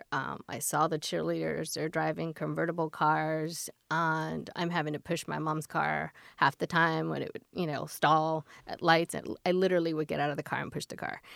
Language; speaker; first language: English; native; English